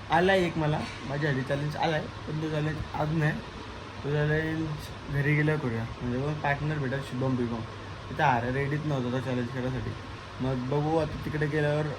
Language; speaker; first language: Marathi; native; Marathi